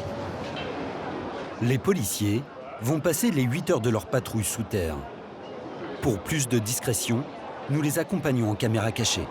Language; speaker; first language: French; native; French